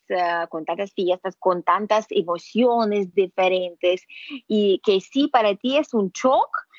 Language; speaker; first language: Spanish; non-native, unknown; Russian